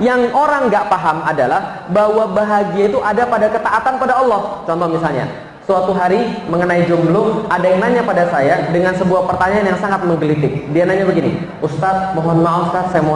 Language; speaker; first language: Indonesian; native; Indonesian